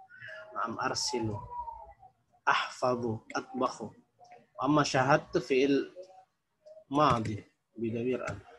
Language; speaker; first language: Arabic; non-native, fluent; Indonesian